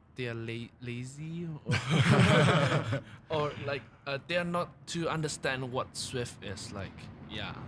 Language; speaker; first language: English; non-native, local second language; Cantonese